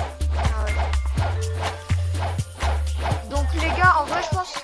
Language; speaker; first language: French; native; French